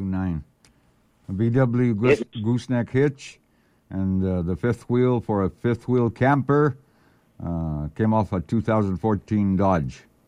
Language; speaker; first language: English; early bilingual, other home language; Spanish